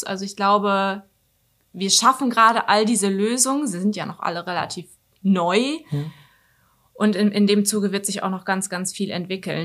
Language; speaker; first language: German; native; German